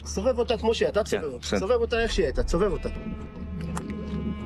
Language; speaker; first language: Hebrew; native; Hebrew